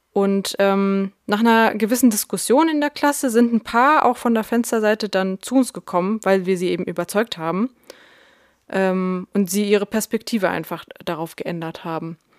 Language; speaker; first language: German; early bilingual, other home language; Russian